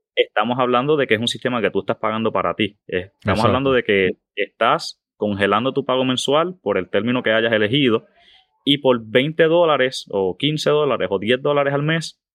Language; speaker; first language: Spanish; native; Spanish